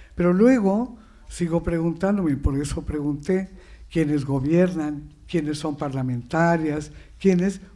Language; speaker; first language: Spanish; native; Spanish